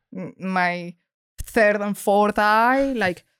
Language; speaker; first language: English; non-native, fluent; Spanish